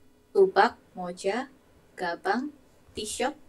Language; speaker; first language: Korean; non-native, learner; Indonesian